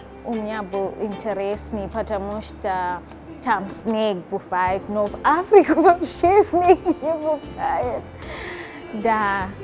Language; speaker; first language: Russian; non-native, learner; Shona